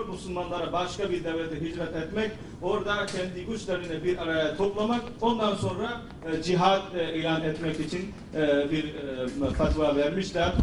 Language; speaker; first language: Turkish; non-native, fluent; Urdu